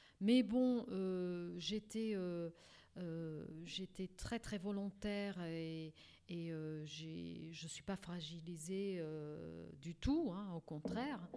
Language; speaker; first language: French; early bilingual, other home language; Portuguese